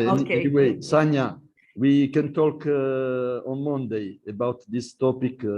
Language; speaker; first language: English; non-native, learner; Italian